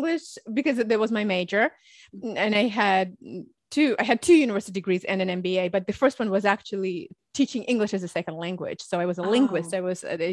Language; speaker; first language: English; early bilingual, other home language; Russian